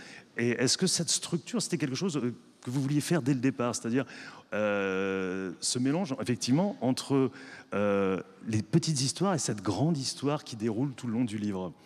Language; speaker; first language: French; native; French